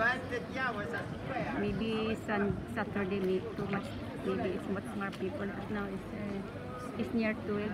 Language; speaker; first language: English; non-native, local second language; Filipino